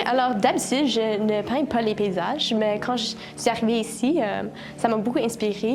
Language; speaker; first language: French; non-native, learner; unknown